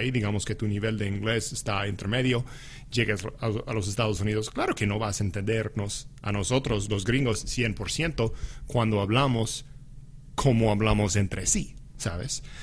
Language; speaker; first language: Spanish; non-native, fluent; English